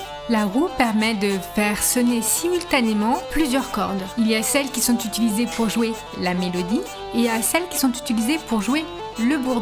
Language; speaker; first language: French; native; French